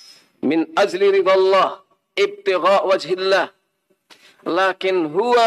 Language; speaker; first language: Arabic; non-native, fluent; Indonesian